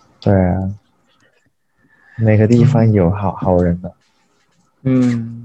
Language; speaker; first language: Chinese; non-native, learner; Japanese